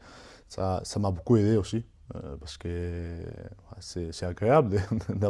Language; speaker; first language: French; non-native, fluent; Spanish